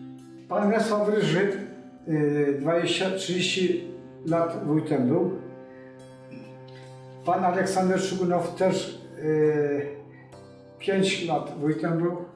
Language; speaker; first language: Polish; early bilingual, heritage; Polish